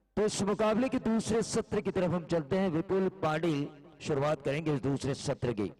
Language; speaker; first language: Hindi; non-native, local second language; Marathi